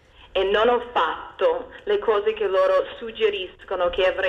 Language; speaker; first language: Italian; non-native, fluent; English